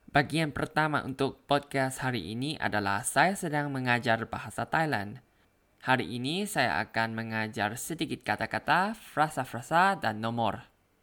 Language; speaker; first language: Indonesian; non-native, learner; Thai